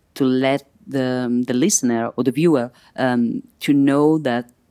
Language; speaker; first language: English; non-native, fluent; Italian